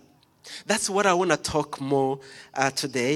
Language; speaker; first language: English; non-native, local second language; Kinyarwanda